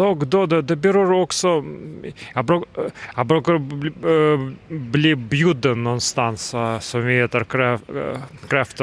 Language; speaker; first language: Swedish; non-native, fluent; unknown